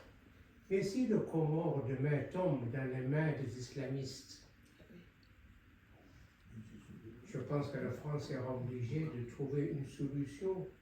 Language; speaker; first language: French; non-native, local second language; Comorian